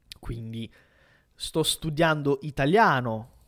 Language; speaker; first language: Italian; non-native, fluent; Portuguese